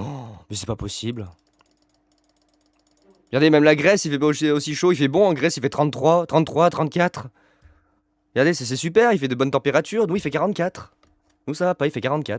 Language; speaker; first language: French; native; French